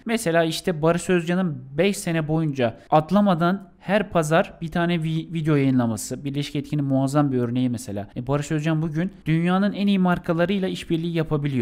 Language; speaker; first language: Turkish; native; Turkish